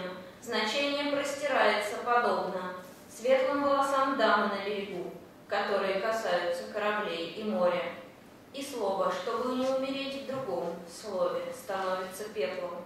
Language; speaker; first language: Russian; native; Russian